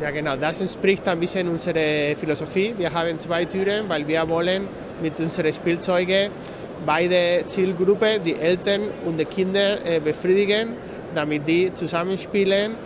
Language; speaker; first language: German; non-native, fluent; Spanish